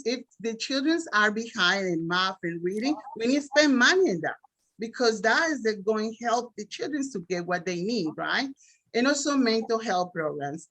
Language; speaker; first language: English; non-native, learner; Spanish